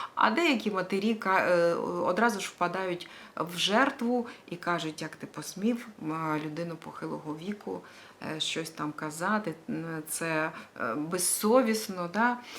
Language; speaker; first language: Ukrainian; non-native, local second language; Russian